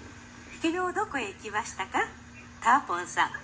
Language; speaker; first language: Japanese; non-native, learner; Filipino